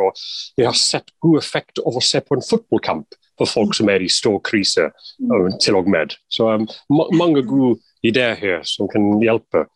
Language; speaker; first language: Norwegian; non-native, fluent; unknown